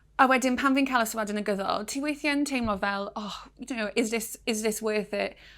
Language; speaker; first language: Welsh; non-native, local second language; English